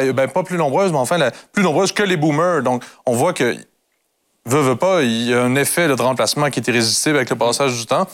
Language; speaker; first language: French; native; French